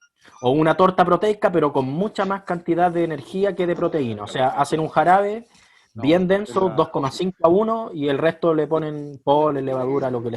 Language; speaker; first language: Spanish; native; Spanish